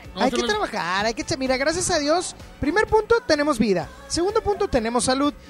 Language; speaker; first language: Spanish; native; Spanish